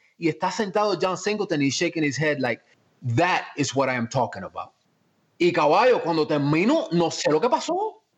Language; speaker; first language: Spanish; early bilingual, heritage; Spanish